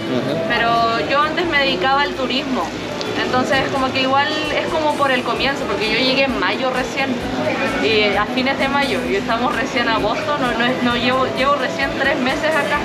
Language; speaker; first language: Spanish; native; Spanish